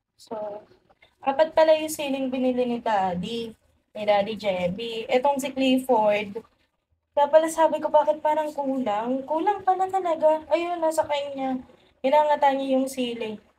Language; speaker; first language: Filipino; native; Filipino